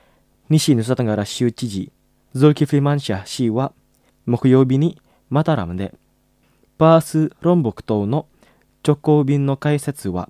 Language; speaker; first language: Japanese; non-native, fluent; Indonesian